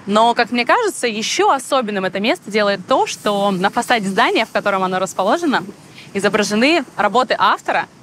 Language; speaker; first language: Russian; native; Russian